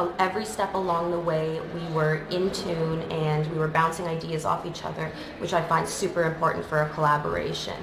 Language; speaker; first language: English; native; English